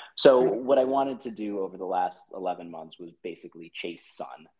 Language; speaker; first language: English; early bilingual, other home language; Filipino